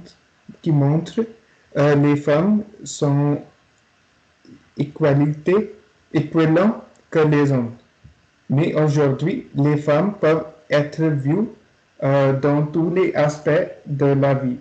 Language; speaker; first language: French; non-native, learner; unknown